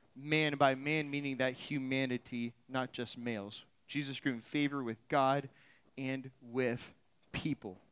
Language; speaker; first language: English; native; English